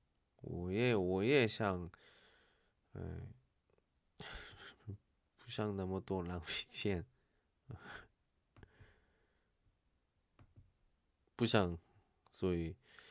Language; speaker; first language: Chinese; non-native, learner; Korean